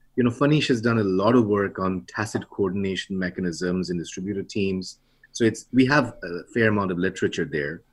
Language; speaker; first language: English; non-native, local second language; Bangla